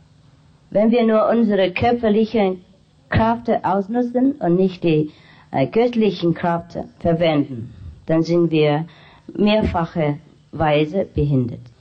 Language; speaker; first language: German; non-native, fluent; Vietnamese